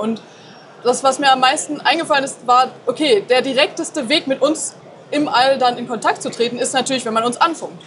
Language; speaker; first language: German; native; German